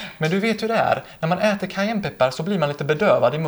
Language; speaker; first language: Swedish; native; Swedish